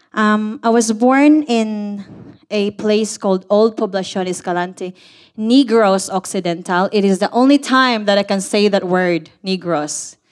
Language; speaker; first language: English; non-native, local second language; Cebuano